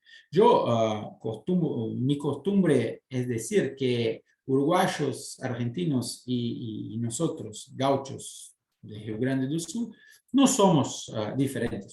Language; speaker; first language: Spanish; non-native, fluent; Portuguese